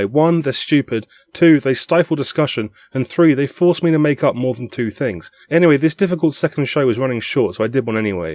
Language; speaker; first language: English; native; English